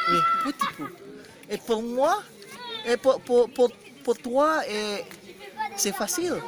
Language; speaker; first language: French; non-native, learner; Cebuano